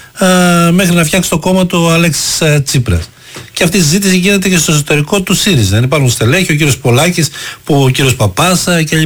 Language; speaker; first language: Greek; native; Greek